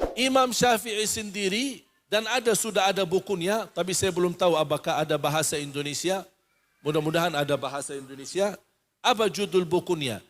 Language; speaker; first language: Indonesian; non-native, fluent; Arabic